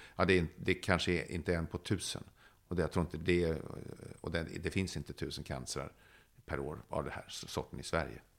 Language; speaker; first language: Swedish; native; Swedish